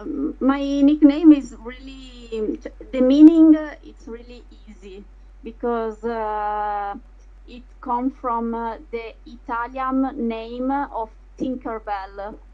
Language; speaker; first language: English; non-native, fluent; Italian